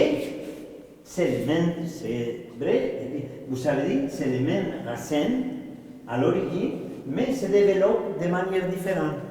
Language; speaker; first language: French; non-native, fluent; Spanish